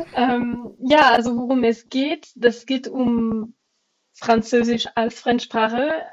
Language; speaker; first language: German; non-native, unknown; French